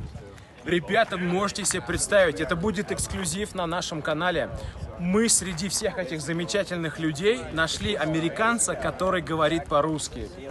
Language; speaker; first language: Russian; native; Russian